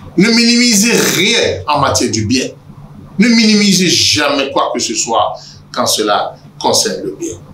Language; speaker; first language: French; non-native, local second language; Yoruba